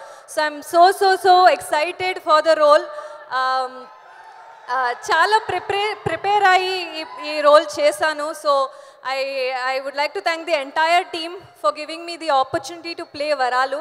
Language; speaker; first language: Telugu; non-native, learner; Kannada